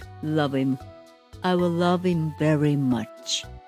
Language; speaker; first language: English; non-native, fluent; Japanese